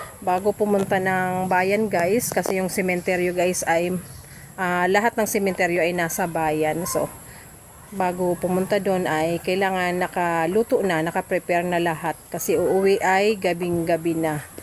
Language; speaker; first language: Filipino; non-native, local second language; Bikol